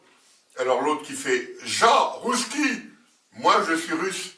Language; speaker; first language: French; native; French